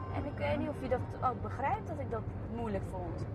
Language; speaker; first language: Dutch; early bilingual, other home language; Korean